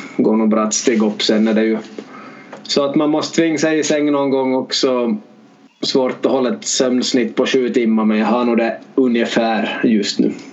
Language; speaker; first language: Swedish; native; Swedish